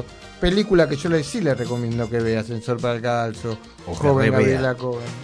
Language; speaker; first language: Spanish; native; Spanish